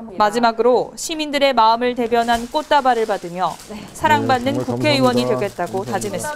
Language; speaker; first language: Korean; native; Korean